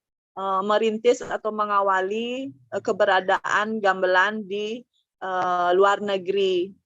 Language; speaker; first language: Indonesian; non-native, local second language; Balinese